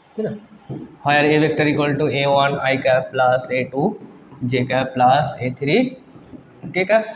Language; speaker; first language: English; non-native, local second language; Bangla